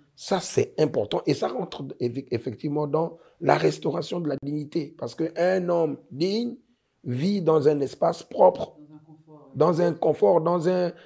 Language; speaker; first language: French; native; French